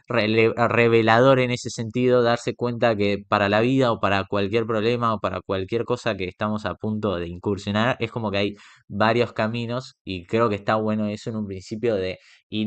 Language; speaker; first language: Spanish; native; Spanish